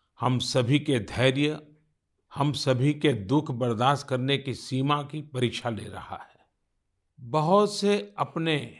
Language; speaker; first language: Hindi; non-native, local second language; Gujarati